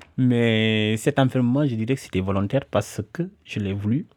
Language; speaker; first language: French; non-native, local second language; Wolof